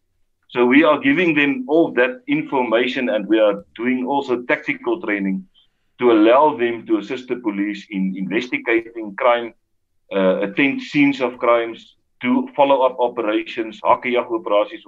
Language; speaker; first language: English; non-native, local second language; Afrikaans